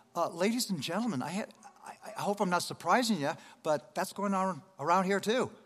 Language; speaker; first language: English; native; English